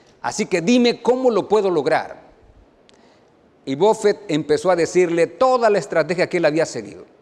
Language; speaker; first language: Spanish; native; Spanish